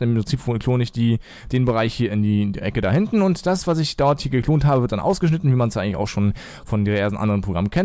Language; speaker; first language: German; native; German